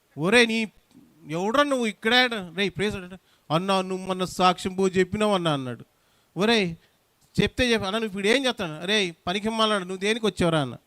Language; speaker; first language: Telugu; non-native, local second language; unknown